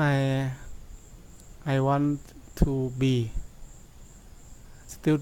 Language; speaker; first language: English; non-native, learner; Thai